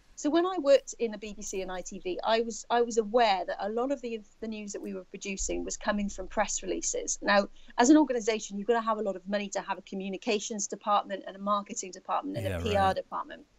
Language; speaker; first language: English; native; English